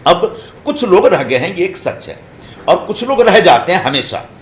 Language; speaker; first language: Hindi; non-native, local second language; Marathi